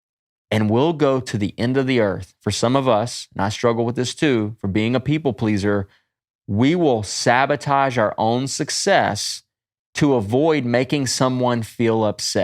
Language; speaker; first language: English; native; English